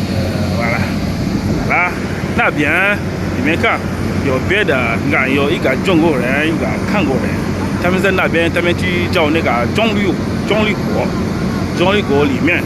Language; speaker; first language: Chinese; non-native, learner; French